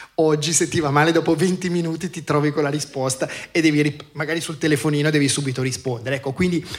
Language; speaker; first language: Italian; native; Italian